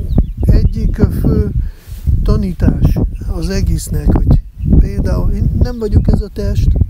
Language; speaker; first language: Hungarian; non-native, fluent; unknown